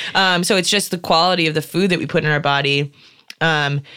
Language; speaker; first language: English; native; English